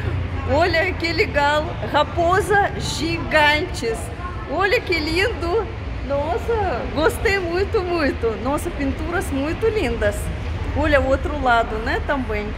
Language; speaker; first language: Portuguese; non-native, fluent; Russian